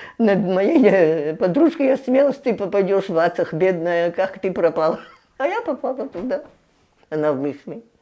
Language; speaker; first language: Russian; non-native, local second language; Abkhazian